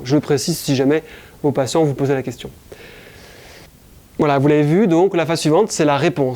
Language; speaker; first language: French; native; French